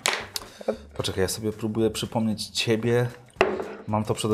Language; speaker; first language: Polish; native; Polish